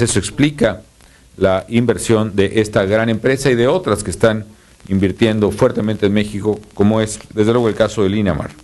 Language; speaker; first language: Spanish; native; Spanish